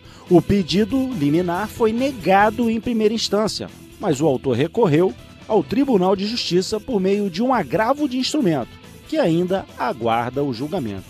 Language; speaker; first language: Portuguese; native; Portuguese